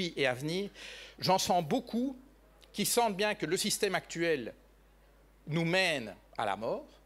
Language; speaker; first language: French; native; French